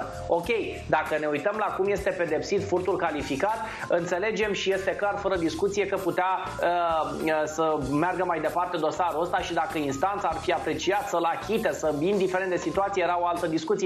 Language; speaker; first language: Romanian; native; Romanian